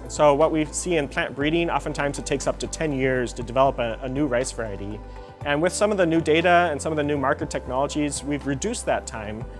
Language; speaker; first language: English; native; English